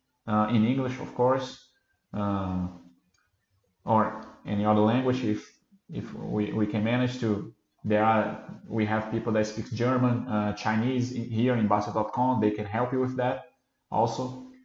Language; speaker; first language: English; non-native, fluent; Portuguese